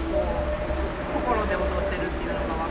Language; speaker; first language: Japanese; native; Japanese